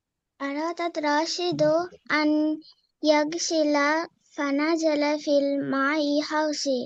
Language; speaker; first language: Arabic; non-native, learner; Bangla